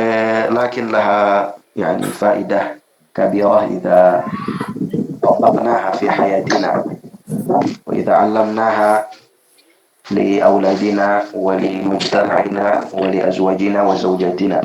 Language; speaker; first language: Arabic; non-native, fluent; Indonesian